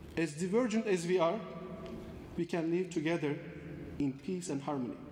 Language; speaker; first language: English; non-native, fluent; Turkish